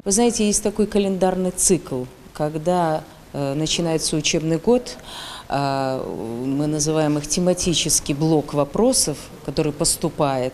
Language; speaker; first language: Russian; native; Russian